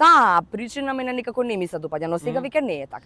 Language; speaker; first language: Macedonian; native; Macedonian